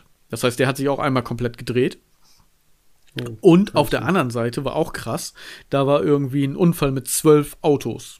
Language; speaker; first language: German; native; German